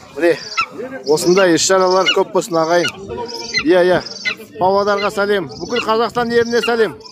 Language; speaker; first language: Kazakh; native; Kazakh